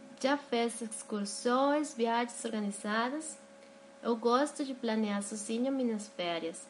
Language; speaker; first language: Portuguese; non-native, learner; Spanish